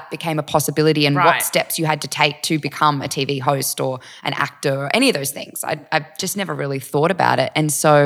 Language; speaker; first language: English; native; English